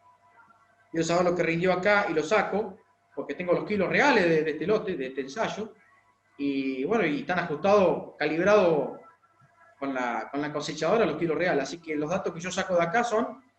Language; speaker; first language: Spanish; native; Spanish